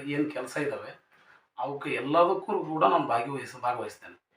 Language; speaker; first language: Kannada; non-native, local second language; Lambadi